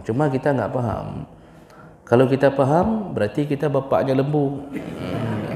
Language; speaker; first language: Malay; non-native, local second language; Achinese